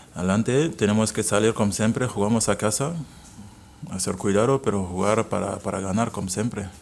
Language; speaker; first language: Spanish; non-native, fluent; Bambara